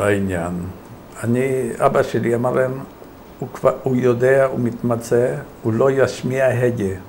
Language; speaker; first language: Hebrew; non-native, fluent; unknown